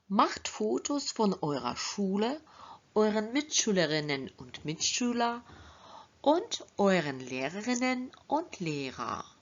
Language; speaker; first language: German; non-native, fluent; Ukrainian